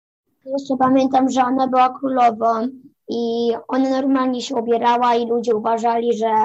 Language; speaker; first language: Polish; early bilingual, heritage; Polish